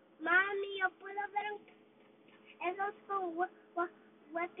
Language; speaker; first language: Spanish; early bilingual, heritage; Spanish